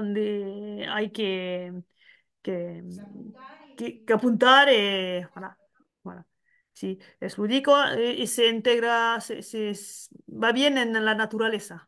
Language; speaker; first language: Spanish; non-native, learner; French